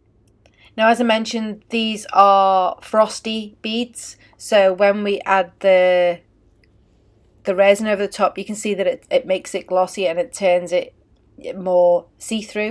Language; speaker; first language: English; native; English